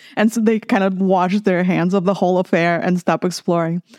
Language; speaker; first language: English; non-native, fluent; Russian